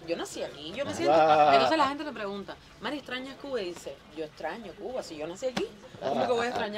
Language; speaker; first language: Spanish; native; Spanish